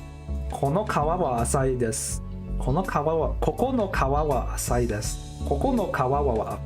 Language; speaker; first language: Japanese; non-native, learner; English